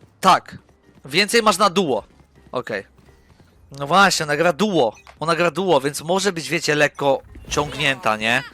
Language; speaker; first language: Polish; native; Polish